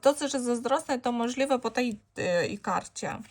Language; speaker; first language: Polish; non-native, fluent; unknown